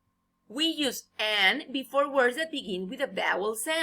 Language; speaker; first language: English; non-native, fluent; Spanish